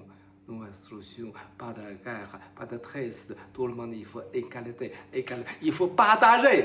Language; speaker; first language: French; non-native, learner; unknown